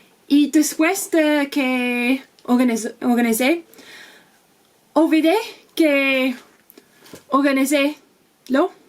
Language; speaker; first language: Spanish; non-native, learner; English